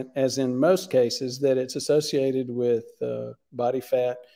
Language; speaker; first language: English; native; English